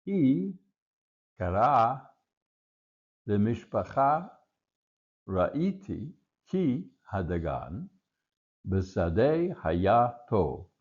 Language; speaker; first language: Hebrew; non-native, learner; English